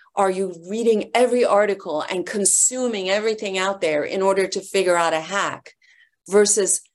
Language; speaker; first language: English; early bilingual, other home language; Persian